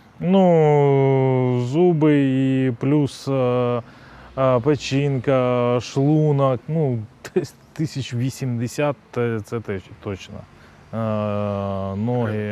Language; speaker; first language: Ukrainian; non-native, local second language; Russian